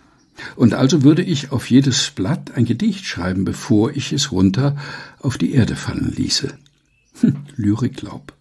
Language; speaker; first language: German; native; German